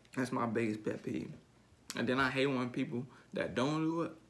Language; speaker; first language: English; native; English